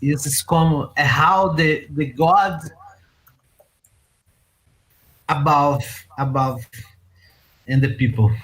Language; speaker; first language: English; non-native, learner; Portuguese